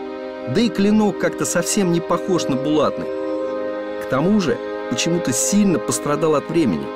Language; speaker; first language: Russian; native; Russian